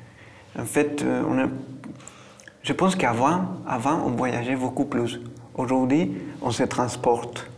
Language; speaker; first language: French; non-native, fluent; Spanish